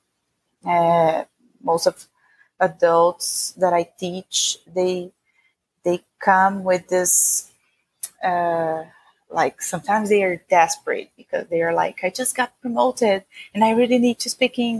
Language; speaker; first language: English; non-native, fluent; Portuguese